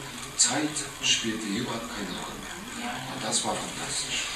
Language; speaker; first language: German; non-native, fluent; Japanese